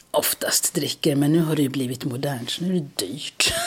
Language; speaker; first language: Swedish; early bilingual, other home language; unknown